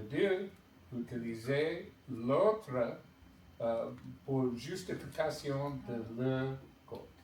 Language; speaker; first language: French; non-native, learner; English